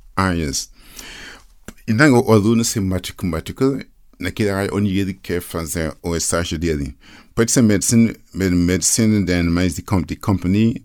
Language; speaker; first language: Portuguese; non-native, fluent; English